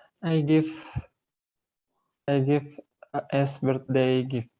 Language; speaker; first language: English; non-native, learner; Indonesian